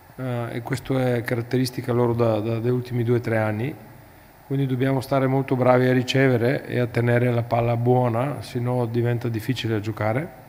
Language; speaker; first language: Italian; non-native, fluent; Bulgarian